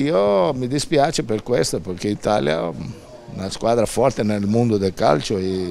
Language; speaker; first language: Italian; non-native, fluent; Portuguese